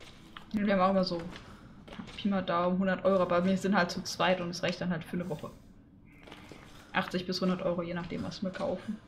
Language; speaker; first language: German; native; German